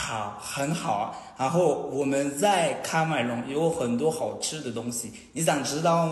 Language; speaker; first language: Chinese; non-native, fluent; Ghomala